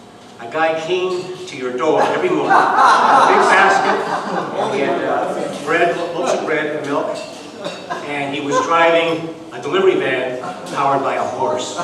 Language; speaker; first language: English; native; English